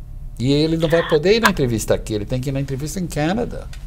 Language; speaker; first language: Portuguese; non-native, fluent; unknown